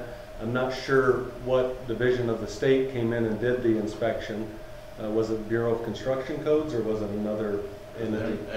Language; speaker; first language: English; native; English